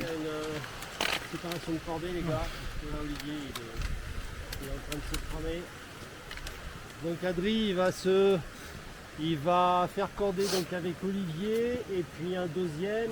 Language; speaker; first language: French; native; French